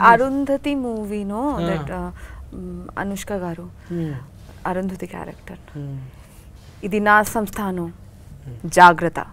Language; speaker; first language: Telugu; non-native, learner; Bangla